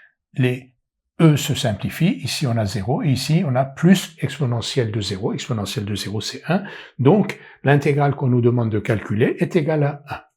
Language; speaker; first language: French; native; French